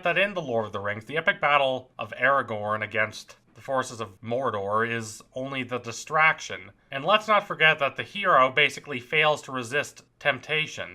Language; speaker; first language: English; native; English